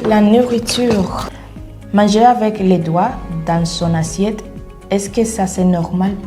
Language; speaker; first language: French; non-native, fluent; Spanish